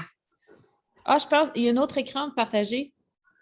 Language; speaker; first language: French; native; French